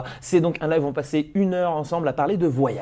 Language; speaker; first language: French; native; French